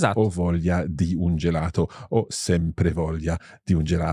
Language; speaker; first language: Italian; non-native, fluent; English